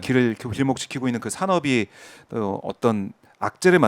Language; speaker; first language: Korean; native; Korean